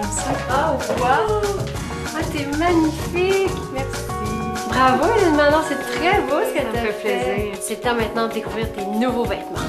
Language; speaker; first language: French; native; French